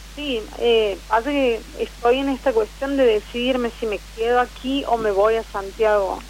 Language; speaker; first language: Spanish; native; Spanish